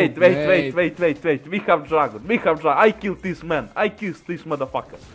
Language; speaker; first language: English; non-native, learner; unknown